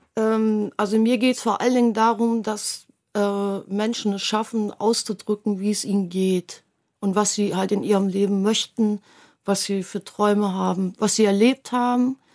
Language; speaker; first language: German; native; German